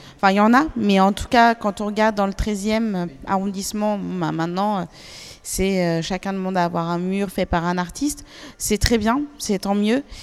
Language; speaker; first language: French; native; French